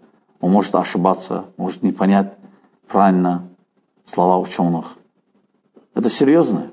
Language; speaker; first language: Russian; non-native, fluent; Azerbaijani